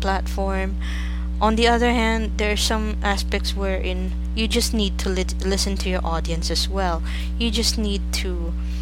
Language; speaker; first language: English; non-native, local second language; Filipino